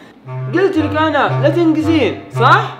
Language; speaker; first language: Arabic; native; Arabic